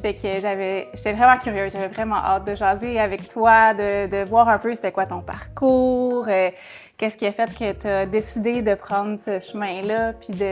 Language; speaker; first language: French; native; French